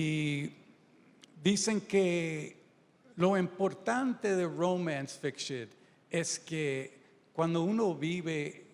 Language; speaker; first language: Spanish; early bilingual, heritage; Spanish